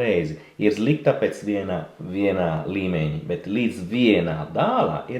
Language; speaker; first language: Latvian; non-native, learner; Italian